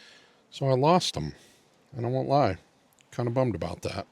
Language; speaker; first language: English; native; English